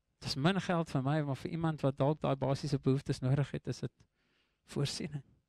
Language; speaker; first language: Afrikaans; non-native, local second language; English